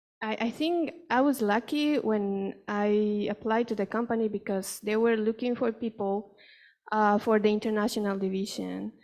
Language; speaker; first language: English; non-native, fluent; Spanish